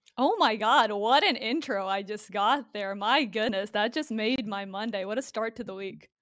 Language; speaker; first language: English; native; English